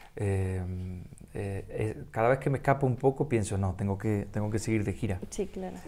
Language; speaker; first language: Spanish; native; Spanish